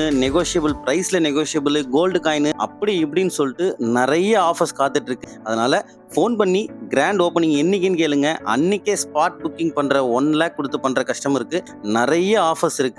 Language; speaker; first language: Tamil; native; Tamil